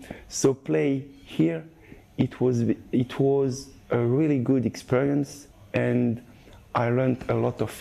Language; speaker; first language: English; non-native, learner; French